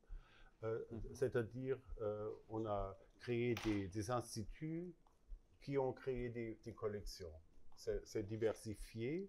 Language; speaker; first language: French; non-native, learner; German